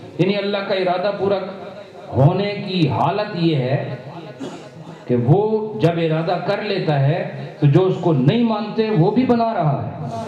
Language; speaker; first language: Urdu; non-native, local second language; Punjabi